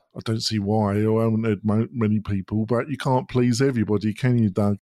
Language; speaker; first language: English; native; English